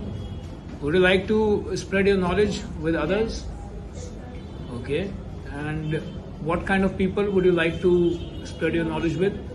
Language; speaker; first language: English; non-native, local second language; Hindi